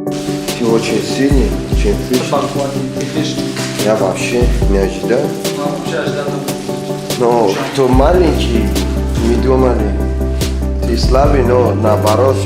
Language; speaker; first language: Russian; non-native, learner; Persian